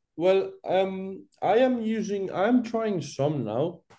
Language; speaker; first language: English; non-native, fluent; Spanish